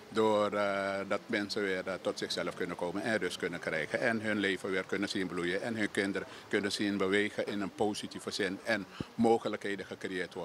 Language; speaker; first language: Dutch; native; Dutch